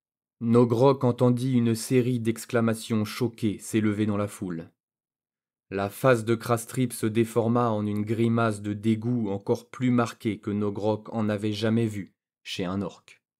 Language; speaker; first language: French; native; French